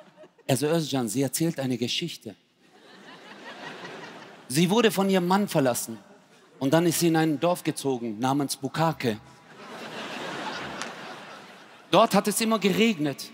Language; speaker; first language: German; early bilingual, other home language; Turkish